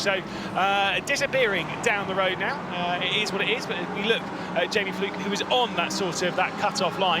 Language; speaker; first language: English; native; English